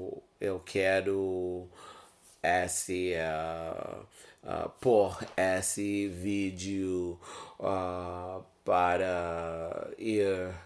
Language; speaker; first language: Portuguese; non-native, learner; English